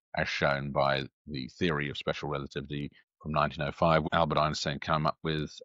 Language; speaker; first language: English; native; English